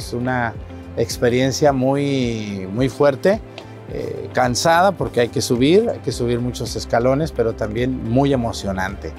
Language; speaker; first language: Spanish; native; Spanish